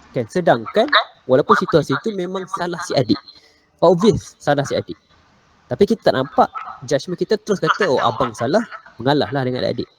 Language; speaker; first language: Malay; native; Malay